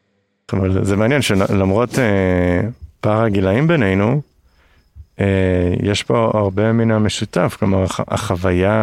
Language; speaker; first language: Hebrew; native; Hebrew